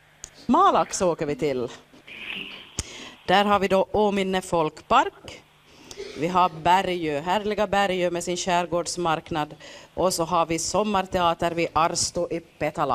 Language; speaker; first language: Swedish; native; Swedish